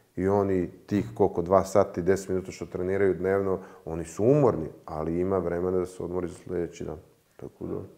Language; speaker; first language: Serbian; native; Serbian